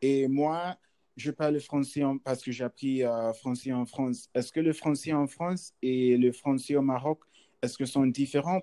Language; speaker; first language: French; non-native, learner; English